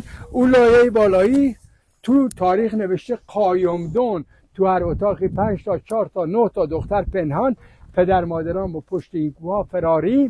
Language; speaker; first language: Persian; native; Persian